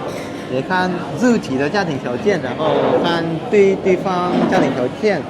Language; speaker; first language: Chinese; non-native, fluent; Vietnamese